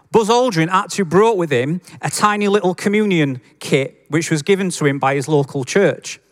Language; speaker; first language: English; native; English